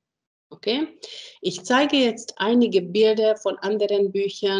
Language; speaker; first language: German; non-native, fluent; Hungarian